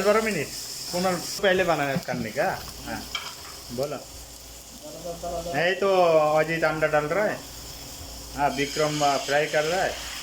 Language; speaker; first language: Hindi; non-native, local second language; Bangla